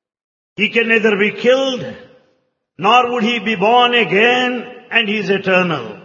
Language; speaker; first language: English; non-native, local second language; Telugu